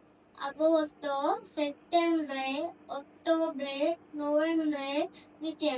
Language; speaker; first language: Italian; non-native, learner; Sinhala